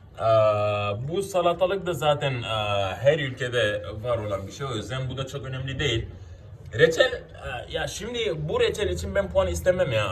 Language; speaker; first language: Turkish; non-native, fluent; Arabic